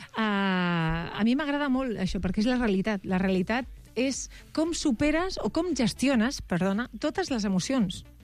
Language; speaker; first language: Catalan; non-native, local second language; Spanish